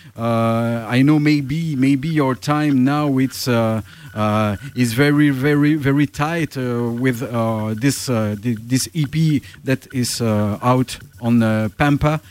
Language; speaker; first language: English; non-native, learner; French